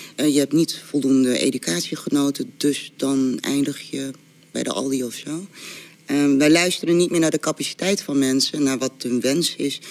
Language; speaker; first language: Dutch; early bilingual, other home language; Korean